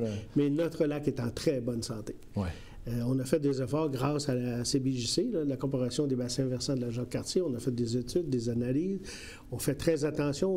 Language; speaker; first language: French; native; French